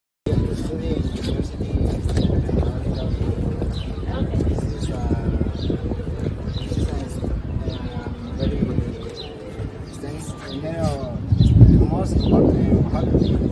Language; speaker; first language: English; non-native, learner; Spanish